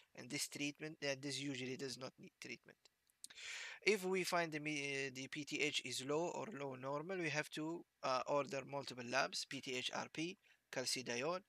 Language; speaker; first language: English; non-native, fluent; Arabic